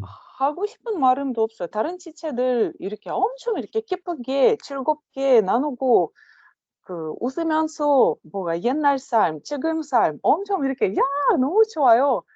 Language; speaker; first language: Korean; non-native, learner; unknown